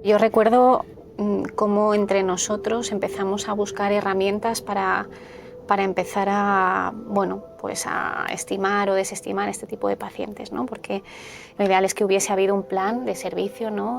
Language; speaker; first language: Spanish; native; Spanish